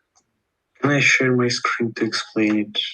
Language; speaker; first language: English; non-native, learner; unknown